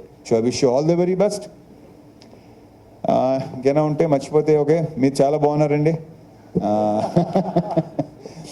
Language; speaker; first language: Telugu; native; Telugu